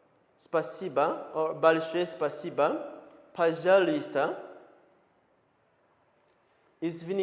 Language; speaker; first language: Russian; non-native, learner; Kinyarwanda